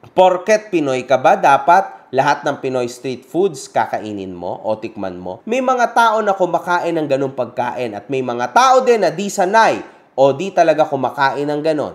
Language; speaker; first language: Filipino; native; Filipino